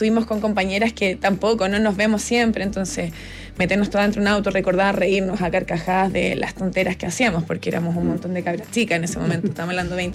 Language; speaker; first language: Spanish; native; Spanish